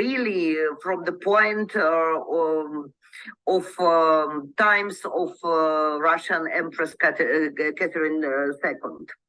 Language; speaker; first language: English; non-native, learner; Ukrainian